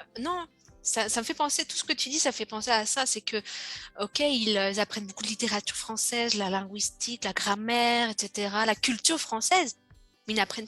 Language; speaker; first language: French; native; French